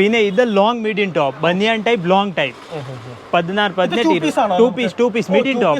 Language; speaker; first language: Malayalam; non-native, local second language; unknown